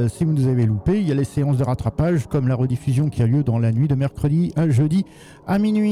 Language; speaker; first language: French; native; French